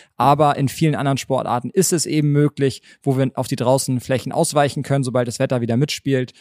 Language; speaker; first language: German; native; German